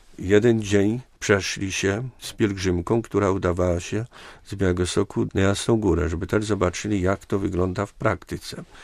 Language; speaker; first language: Polish; native; Polish